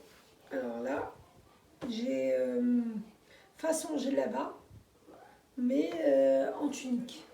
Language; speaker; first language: French; native; French